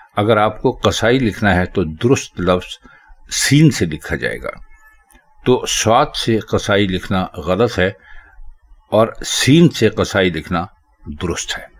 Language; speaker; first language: Urdu; native; Urdu